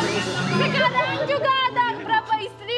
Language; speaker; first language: Indonesian; non-native, learner; Russian